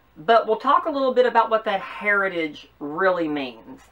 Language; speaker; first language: English; native; English